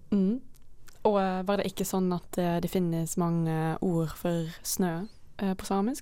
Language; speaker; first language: Norwegian; non-native, fluent; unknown